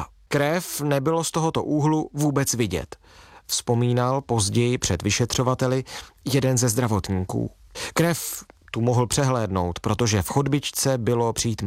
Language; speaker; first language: Czech; native; Czech